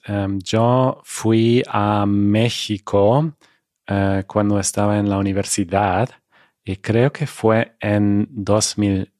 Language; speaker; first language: Spanish; non-native, fluent; German